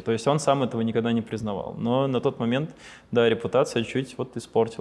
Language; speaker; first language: Russian; native; Russian